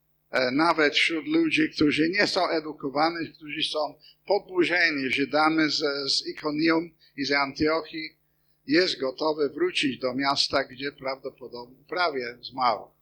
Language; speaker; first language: Polish; non-native, fluent; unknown